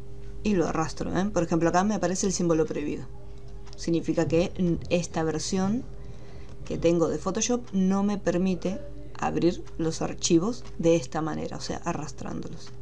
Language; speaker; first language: Spanish; native; Spanish